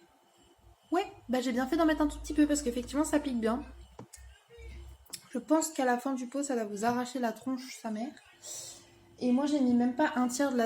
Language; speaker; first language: French; native; French